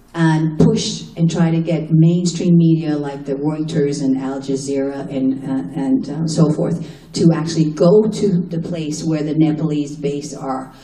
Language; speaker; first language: English; native; English